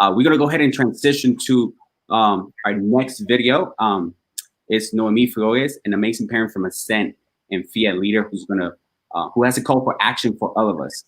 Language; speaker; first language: English; early bilingual, other home language; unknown